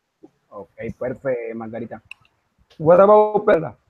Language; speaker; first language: English; non-native, learner; Spanish